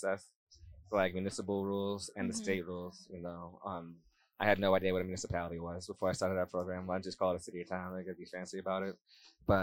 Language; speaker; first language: English; native; English